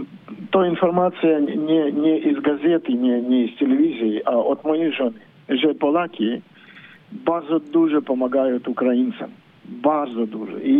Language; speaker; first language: Polish; non-native, learner; Ukrainian